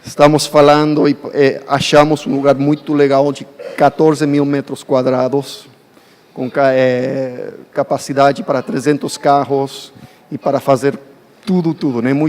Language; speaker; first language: Portuguese; non-native, fluent; English